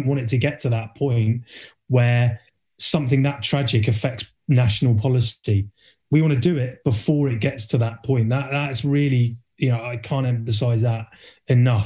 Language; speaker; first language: English; native; English